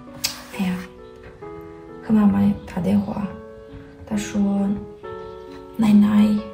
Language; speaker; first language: Chinese; non-native, learner; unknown